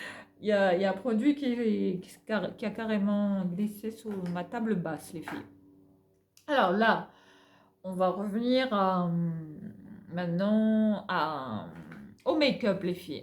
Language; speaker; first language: French; native; French